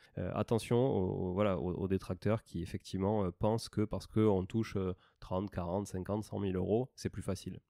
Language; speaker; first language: French; native; French